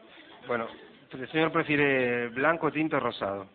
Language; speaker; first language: Spanish; native; Spanish